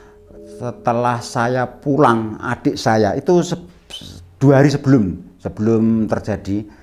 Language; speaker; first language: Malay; non-native, local second language; Javanese